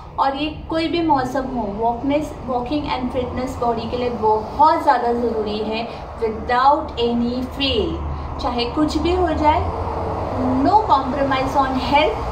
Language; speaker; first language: Hindi; native; Hindi